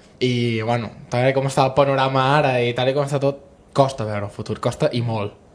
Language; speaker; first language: Catalan; native; Catalan